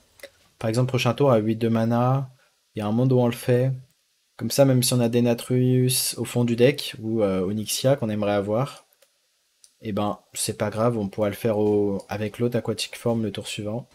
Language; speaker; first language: French; native; French